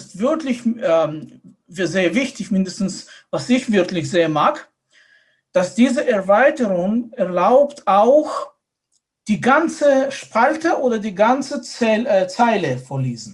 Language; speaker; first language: German; non-native, fluent; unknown